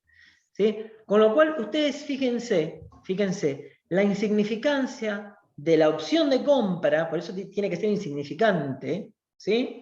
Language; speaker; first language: Spanish; native; Spanish